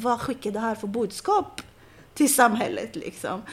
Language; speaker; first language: Swedish; non-native, fluent; Arabic